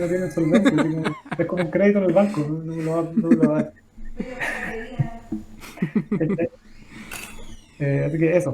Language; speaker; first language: Spanish; native; Spanish